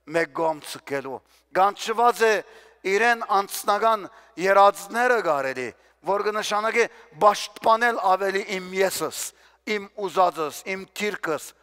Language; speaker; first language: Armenian; native; Armenian